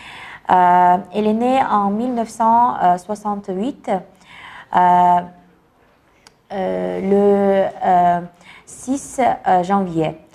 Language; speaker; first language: French; non-native, learner; Kazakh